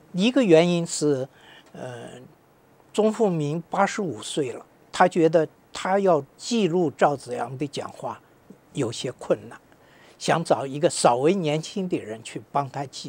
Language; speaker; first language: Chinese; native; Chinese